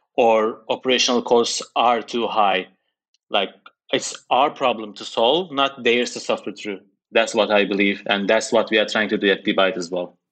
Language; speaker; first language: English; non-native, fluent; Turkish